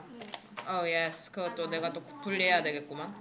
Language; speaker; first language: Korean; native; Korean